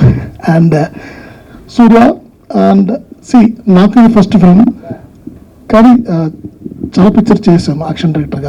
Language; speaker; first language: Telugu; non-native, learner; Tamil